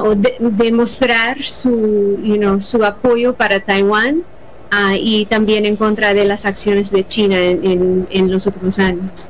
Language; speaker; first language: Spanish; non-native, fluent; English